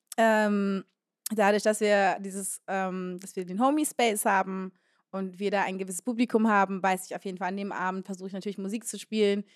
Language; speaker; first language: German; native; German